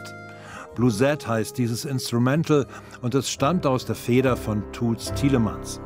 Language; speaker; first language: German; native; German